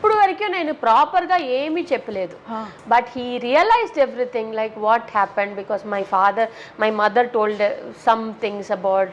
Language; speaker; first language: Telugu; non-native, local second language; Tamil